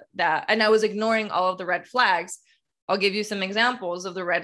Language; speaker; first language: English; native; English